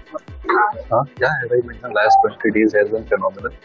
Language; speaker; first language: English; non-native, local second language; Hindi